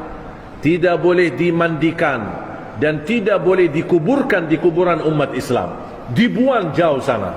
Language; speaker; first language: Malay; non-native, fluent; Arabic